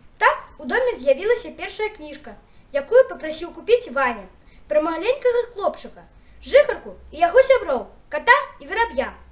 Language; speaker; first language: Belarusian; native; Belarusian